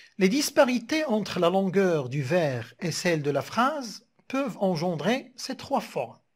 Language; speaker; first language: French; non-native, local second language; Arabic